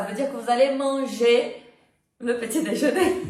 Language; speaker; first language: French; non-native, fluent; Portuguese